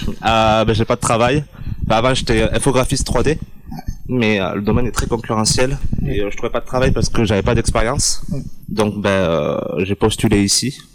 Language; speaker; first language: French; native; French